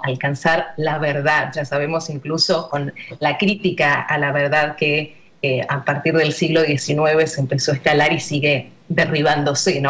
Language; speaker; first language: Spanish; native; Spanish